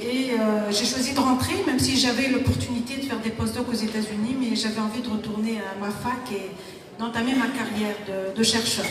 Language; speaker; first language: French; non-native, local second language; Arabic